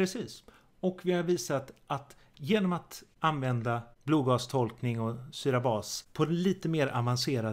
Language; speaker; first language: Swedish; native; Swedish